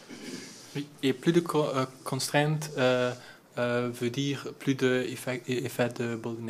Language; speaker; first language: French; non-native, learner; Dutch